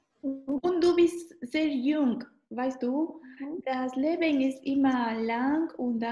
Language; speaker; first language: German; non-native, learner; Spanish